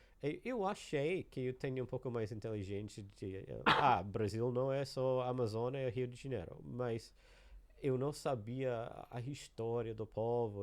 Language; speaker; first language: Portuguese; non-native, learner; English